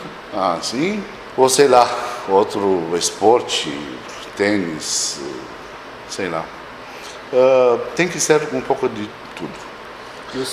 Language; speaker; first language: Portuguese; non-native, fluent; Romanian